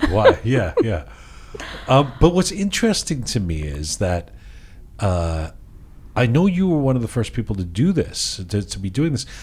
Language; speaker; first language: English; native; English